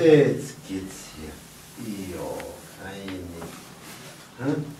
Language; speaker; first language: German; native; German